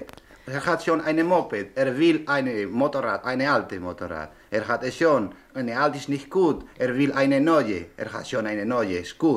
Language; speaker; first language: German; non-native, learner; Spanish